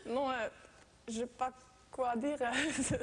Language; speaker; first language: French; non-native, fluent; Norwegian